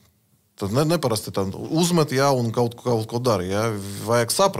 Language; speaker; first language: Latvian; non-native, learner; Russian